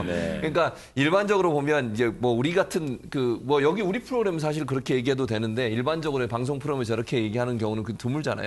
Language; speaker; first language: Korean; native; Korean